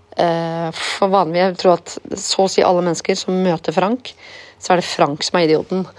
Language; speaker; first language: Norwegian; native; Norwegian